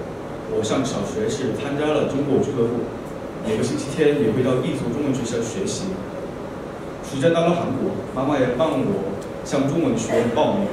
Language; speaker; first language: Chinese; non-native, fluent; Korean